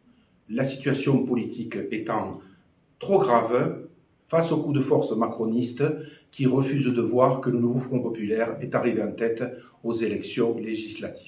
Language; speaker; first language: French; native; French